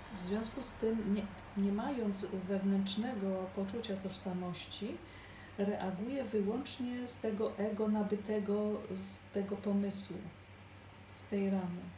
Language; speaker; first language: Polish; native; Polish